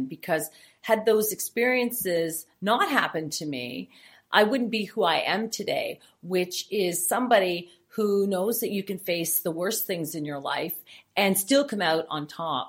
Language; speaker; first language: English; native; English